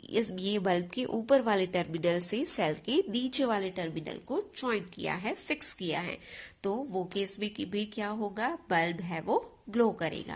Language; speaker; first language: Hindi; non-native, local second language; Gujarati